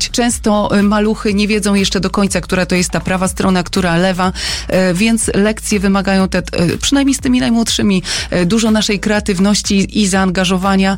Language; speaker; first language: Polish; native; Polish